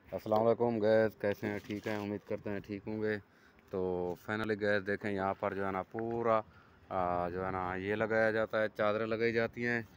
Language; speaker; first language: Urdu; non-native, local second language; Saraiki